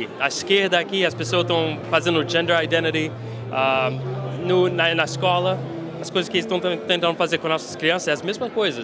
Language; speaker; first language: Portuguese; early bilingual, heritage; Portuguese